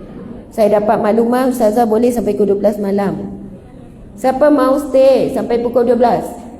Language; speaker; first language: Malay; native; Malay